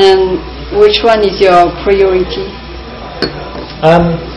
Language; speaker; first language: English; non-native, learner; French